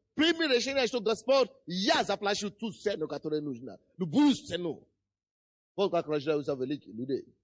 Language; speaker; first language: Russian; non-native, fluent; Yoruba